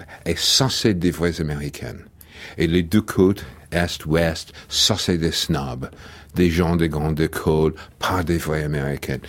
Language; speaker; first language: French; non-native, fluent; English